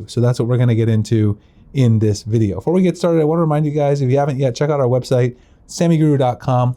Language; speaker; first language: English; native; English